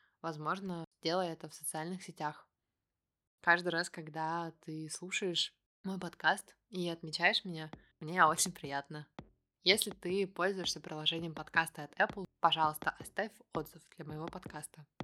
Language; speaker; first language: Russian; native; Russian